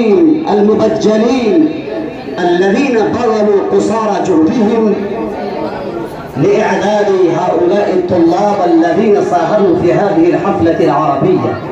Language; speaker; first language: Arabic; non-native, fluent; Urdu